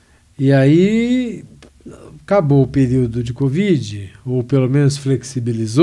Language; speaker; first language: Portuguese; native; Portuguese